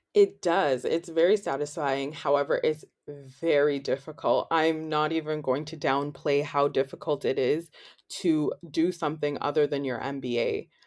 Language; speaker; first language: English; native; English